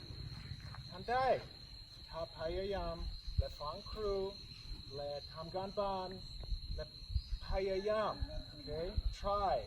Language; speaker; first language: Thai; non-native, learner; English